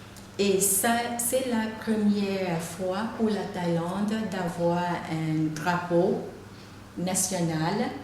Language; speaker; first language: French; non-native, fluent; Thai